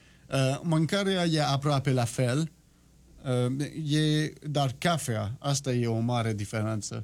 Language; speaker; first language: Romanian; non-native, learner; French